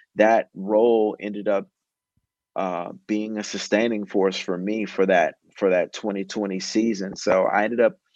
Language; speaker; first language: English; native; English